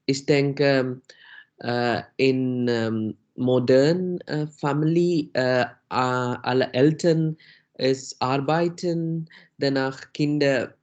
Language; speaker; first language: German; non-native, learner; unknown